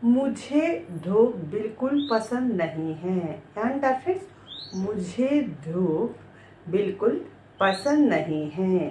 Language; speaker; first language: Hindi; non-native, local second language; Telugu